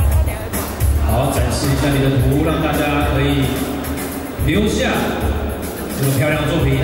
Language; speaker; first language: Chinese; native; Chinese